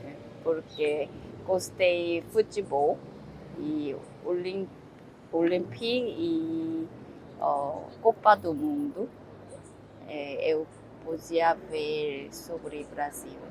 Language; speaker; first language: Portuguese; non-native, learner; Korean